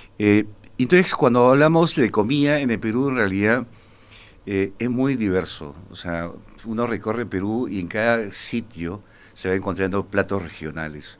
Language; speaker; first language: Spanish; native; Spanish